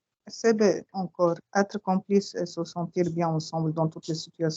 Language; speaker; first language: French; non-native, local second language; Arabic